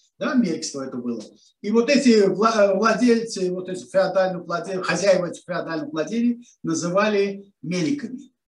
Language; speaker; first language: Russian; non-native, local second language; Azerbaijani